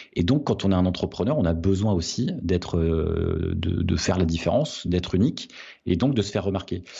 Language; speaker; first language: French; native; French